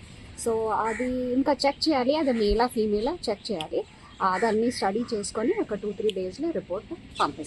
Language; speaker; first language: Telugu; non-native, fluent; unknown